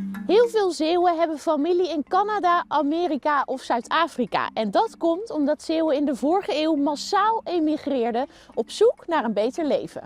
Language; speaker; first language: Dutch; native; Dutch